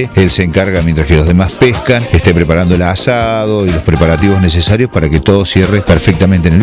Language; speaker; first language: Spanish; native; Spanish